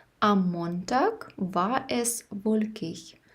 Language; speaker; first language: German; non-native, fluent; Ukrainian